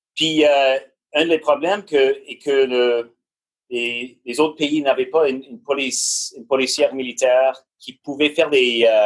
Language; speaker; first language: French; non-native, learner; English